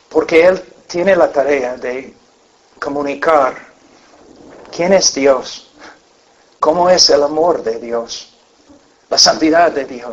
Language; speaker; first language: Spanish; non-native, fluent; English